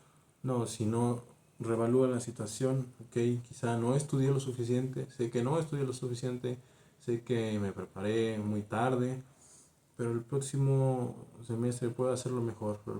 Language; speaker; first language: Spanish; native; Spanish